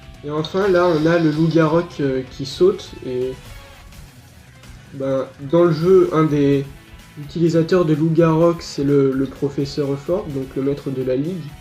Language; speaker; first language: French; native; French